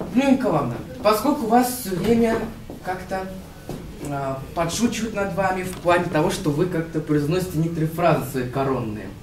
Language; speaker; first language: Russian; native; Russian